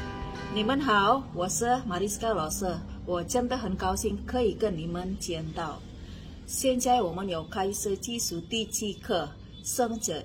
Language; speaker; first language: Chinese; non-native, learner; Indonesian